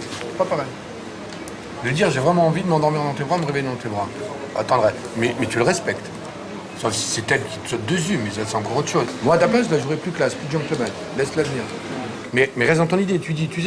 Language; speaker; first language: French; native; French